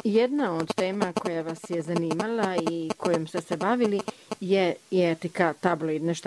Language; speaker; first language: Serbian; native; Serbian